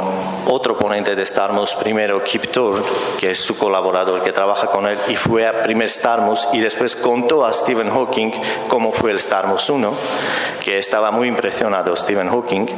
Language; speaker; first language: Spanish; non-native, fluent; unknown